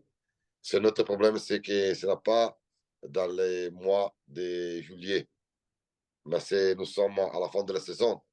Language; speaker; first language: French; non-native, learner; Italian